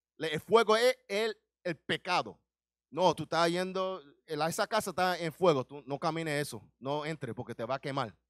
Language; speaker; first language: Spanish; early bilingual, heritage; Spanish